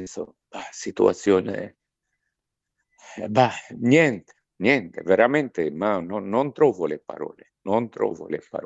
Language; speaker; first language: Italian; non-native, fluent; Arabic